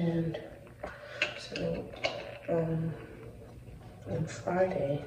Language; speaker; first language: English; native; English